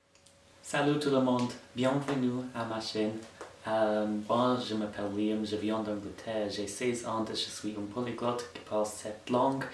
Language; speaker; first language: French; non-native, fluent; English